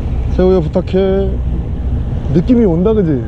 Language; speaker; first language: Korean; native; Korean